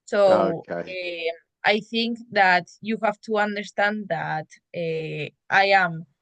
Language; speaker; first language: English; non-native, learner; Spanish